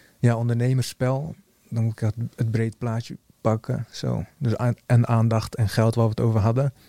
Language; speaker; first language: Dutch; early bilingual, other home language; Bosnian